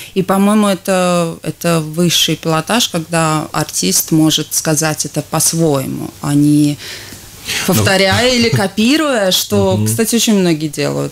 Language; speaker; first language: Russian; non-native, local second language; Latvian